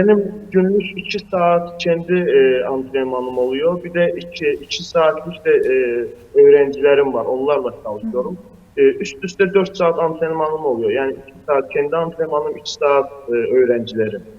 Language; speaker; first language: Turkish; non-native, fluent; Azerbaijani